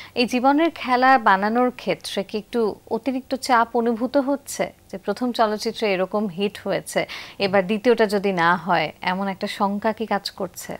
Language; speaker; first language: Bangla; native; Bangla